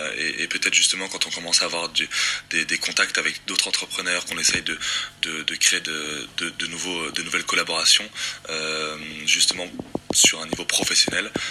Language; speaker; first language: French; native; French